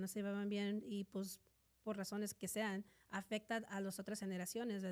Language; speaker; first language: Spanish; native; Spanish